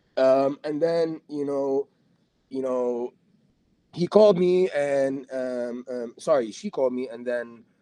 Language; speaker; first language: English; non-native, fluent; Arabic